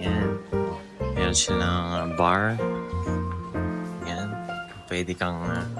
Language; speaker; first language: Filipino; native; Filipino